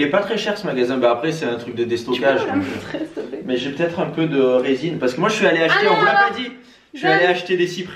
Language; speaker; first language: French; native; French